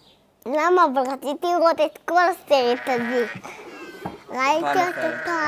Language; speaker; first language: Hebrew; early bilingual, other home language; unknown